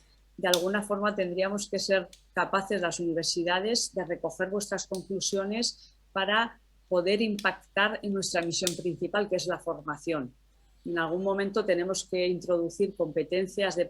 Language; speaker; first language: Spanish; native; Spanish